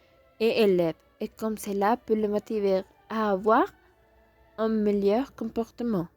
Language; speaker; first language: French; non-native, learner; Spanish